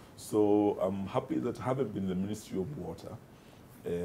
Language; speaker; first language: English; non-native, local second language; Luyia